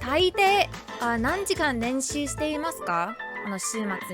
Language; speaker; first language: Japanese; non-native, learner; English